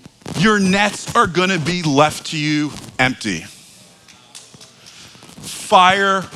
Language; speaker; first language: English; native; English